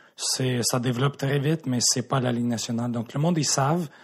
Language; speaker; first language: French; native; French